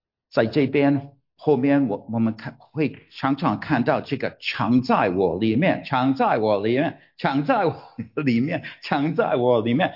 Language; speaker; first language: Chinese; non-native, fluent; English